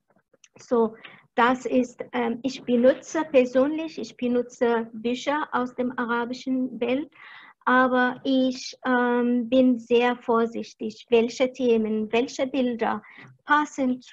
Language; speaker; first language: German; non-native, fluent; Arabic